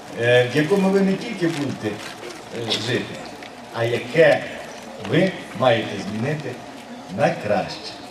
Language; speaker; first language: Ukrainian; native; Ukrainian